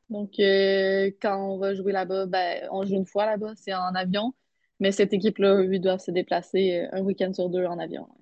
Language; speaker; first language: French; native; French